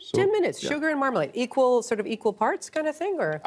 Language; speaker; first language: English; native; English